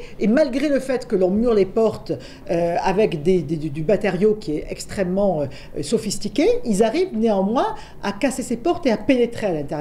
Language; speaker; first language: French; native; French